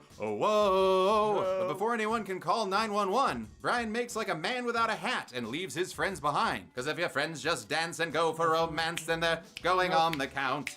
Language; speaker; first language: English; native; English